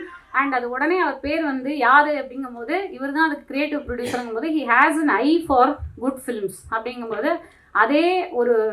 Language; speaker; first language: Tamil; native; Tamil